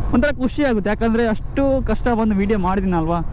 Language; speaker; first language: Kannada; non-native, local second language; Tulu